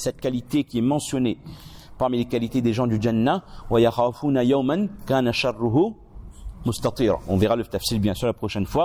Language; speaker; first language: French; native; French